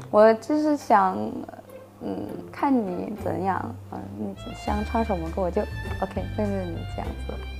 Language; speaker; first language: Chinese; non-native, fluent; Malay